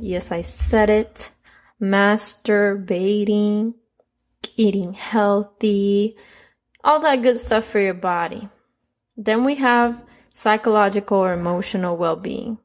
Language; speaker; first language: English; early bilingual, other home language; Spanish